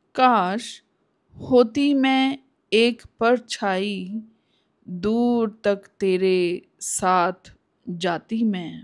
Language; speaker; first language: Hindi; non-native, local second language; Punjabi